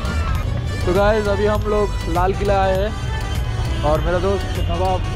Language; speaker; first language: Hindi; non-native, local second language; Bangla